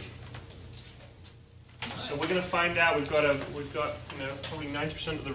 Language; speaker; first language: English; native; English